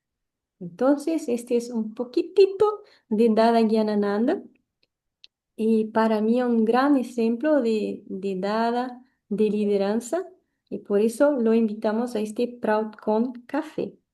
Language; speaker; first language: Spanish; non-native, fluent; Portuguese